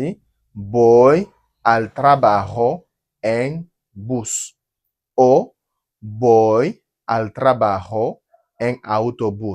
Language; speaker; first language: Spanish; non-native, learner; Haitian Creole